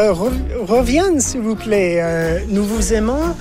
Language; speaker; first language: French; non-native, fluent; English